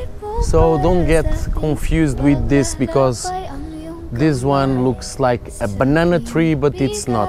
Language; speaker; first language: English; non-native, fluent; Portuguese